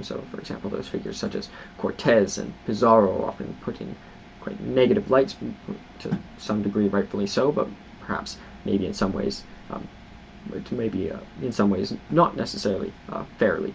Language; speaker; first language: English; native; English